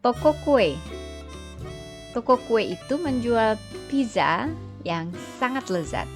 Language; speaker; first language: Indonesian; native; Indonesian